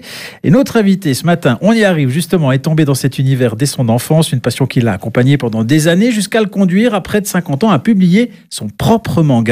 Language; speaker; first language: French; native; French